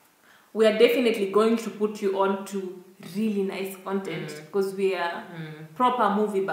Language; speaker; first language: English; non-native, local second language; Swahili